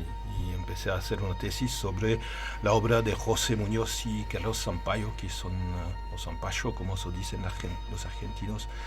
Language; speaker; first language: Spanish; non-native, learner; French